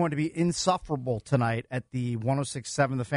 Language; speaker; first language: English; native; English